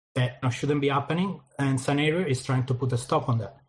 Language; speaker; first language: English; non-native, fluent; Italian